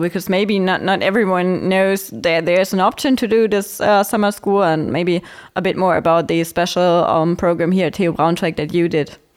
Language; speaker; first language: English; non-native, fluent; German